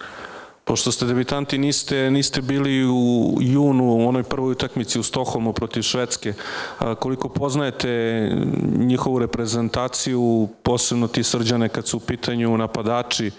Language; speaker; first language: Serbian; native; Serbian